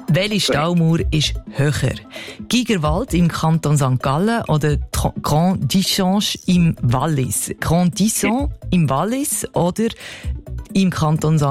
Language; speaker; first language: German; native; German